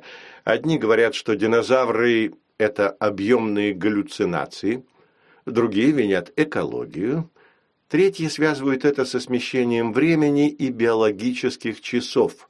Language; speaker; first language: Russian; native; Russian